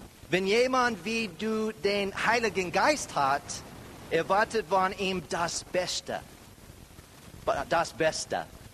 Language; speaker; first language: German; non-native, learner; English